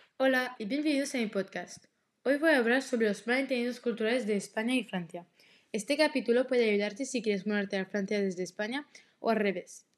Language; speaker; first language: Spanish; non-native, learner; French